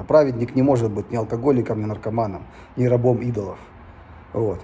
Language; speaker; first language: Russian; native; Russian